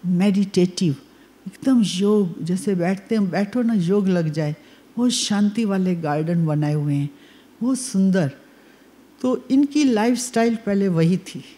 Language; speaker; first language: Hindi; native; Hindi